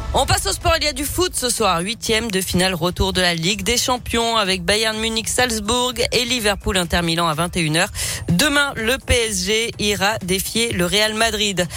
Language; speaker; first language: French; native; French